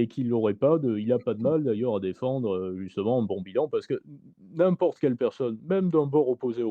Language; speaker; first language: French; native; French